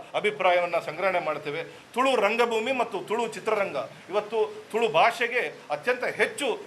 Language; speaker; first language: Kannada; non-native, local second language; Tulu